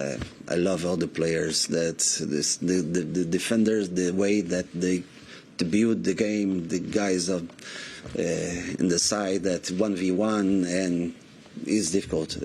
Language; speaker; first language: English; non-native, learner; Portuguese